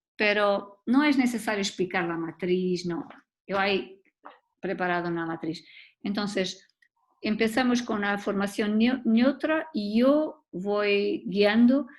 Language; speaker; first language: Spanish; non-native, learner; Portuguese